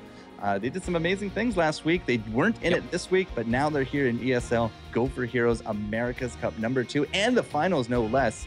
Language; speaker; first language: English; native; English